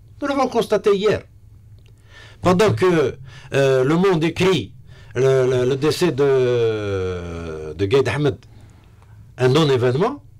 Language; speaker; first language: French; non-native, local second language; Arabic